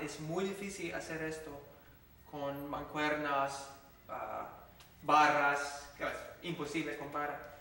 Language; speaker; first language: Spanish; non-native, fluent; English